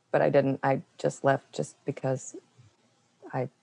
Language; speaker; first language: English; native; English